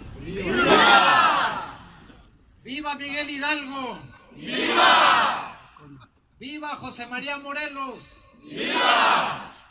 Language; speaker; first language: Spanish; native; Spanish